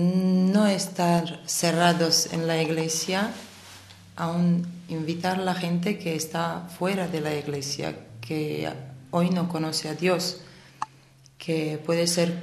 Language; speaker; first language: Spanish; non-native, fluent; Armenian